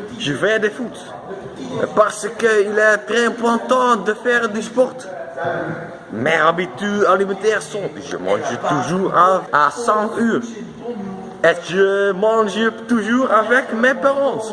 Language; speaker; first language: French; non-native, learner; Dutch